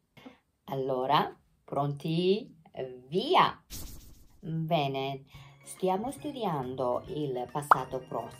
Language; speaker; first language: Italian; non-native, fluent; Japanese